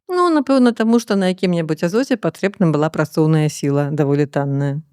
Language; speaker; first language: Belarusian; native; Belarusian